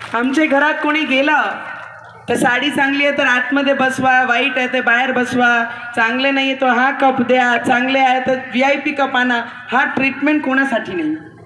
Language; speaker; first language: Marathi; non-native, local second language; Hindi